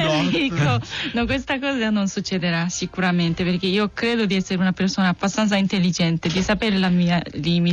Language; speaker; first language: Italian; non-native, fluent; Korean